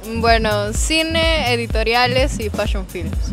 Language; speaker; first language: Spanish; native; Spanish